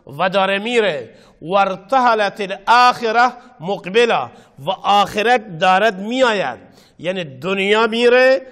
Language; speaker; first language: Persian; non-native, local second language; Baluchi